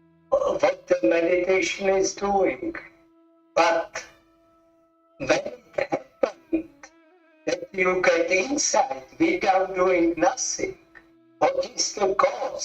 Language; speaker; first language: English; non-native, learner; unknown